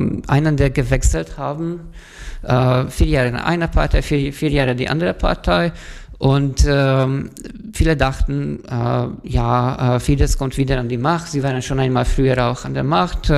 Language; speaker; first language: German; non-native, fluent; Hungarian